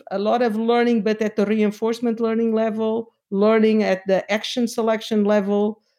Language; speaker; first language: English; non-native, fluent; Portuguese